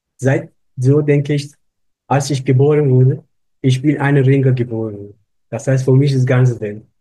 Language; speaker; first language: German; non-native, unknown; Persian